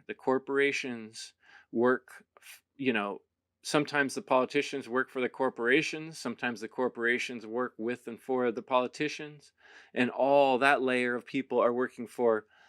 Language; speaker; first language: English; native; English